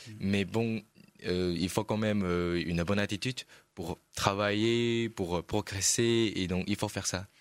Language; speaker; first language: French; non-native, learner; Chinese